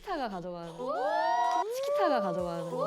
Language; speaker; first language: Korean; native; Korean